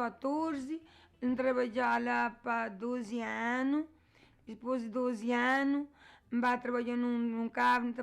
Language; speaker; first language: Portuguese; non-native, learner; Kabuverdianu